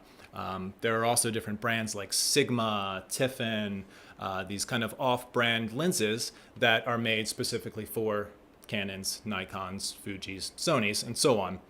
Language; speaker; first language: English; native; English